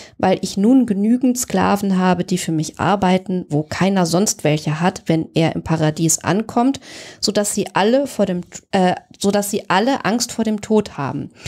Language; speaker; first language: German; native; German